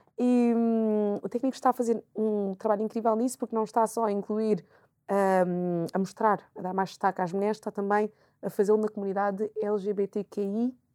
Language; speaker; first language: Portuguese; native; Portuguese